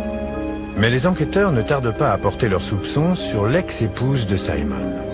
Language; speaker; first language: French; native; French